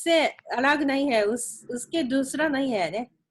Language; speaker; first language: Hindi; non-native, fluent; Japanese